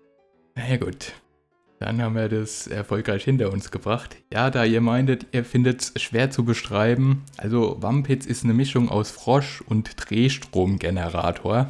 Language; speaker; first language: German; native; German